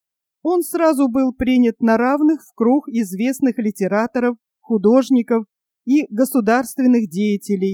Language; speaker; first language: Russian; native; Russian